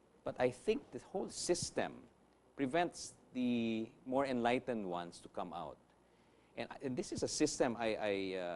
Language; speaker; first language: English; non-native, local second language; Filipino